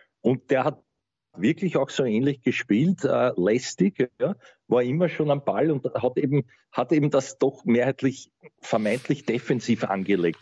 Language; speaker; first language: German; native; German